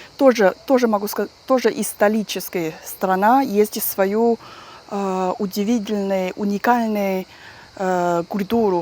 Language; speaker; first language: Russian; non-native, learner; Chinese